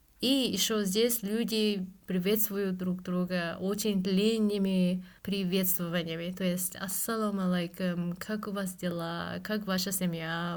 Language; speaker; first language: Russian; non-native, fluent; Japanese